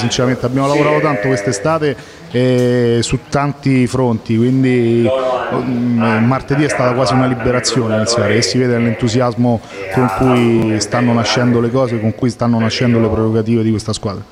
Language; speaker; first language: Italian; native; Italian